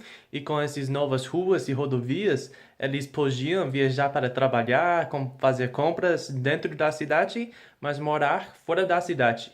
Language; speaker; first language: Portuguese; non-native, fluent; English